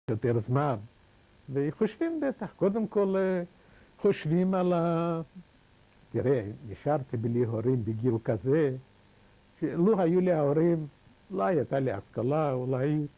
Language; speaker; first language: Hebrew; non-native, fluent; Yiddish